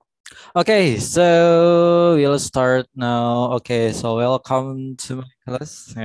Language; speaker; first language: English; non-native, fluent; Indonesian